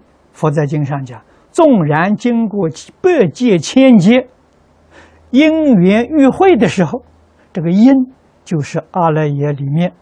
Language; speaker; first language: Chinese; native; Chinese